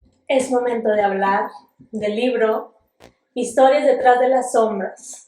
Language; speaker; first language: Spanish; native; Spanish